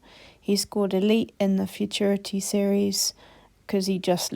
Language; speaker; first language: English; native; English